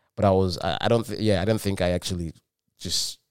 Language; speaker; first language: English; non-native, local second language; Yoruba